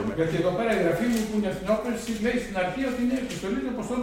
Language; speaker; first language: Greek; native; Greek